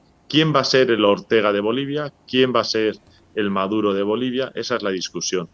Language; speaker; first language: Spanish; native; Spanish